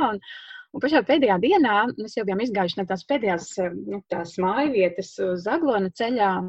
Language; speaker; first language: Latvian; native; Latvian